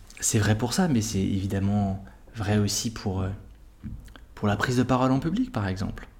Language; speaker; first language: French; native; French